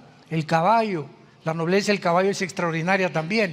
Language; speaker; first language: Spanish; native; Spanish